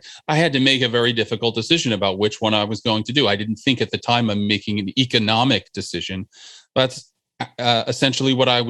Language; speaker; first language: English; native; English